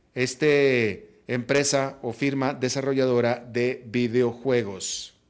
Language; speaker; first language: Spanish; native; Spanish